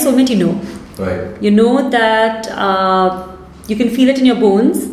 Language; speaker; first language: English; non-native, local second language; Hindi